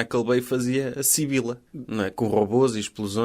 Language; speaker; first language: Portuguese; native; Portuguese